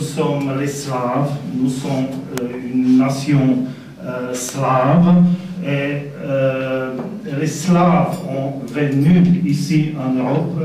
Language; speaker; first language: French; non-native, fluent; Slovak